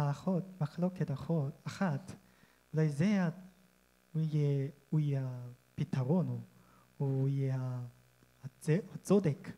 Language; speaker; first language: Hebrew; non-native, learner; Korean